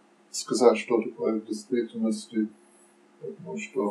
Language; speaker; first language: Russian; non-native, fluent; English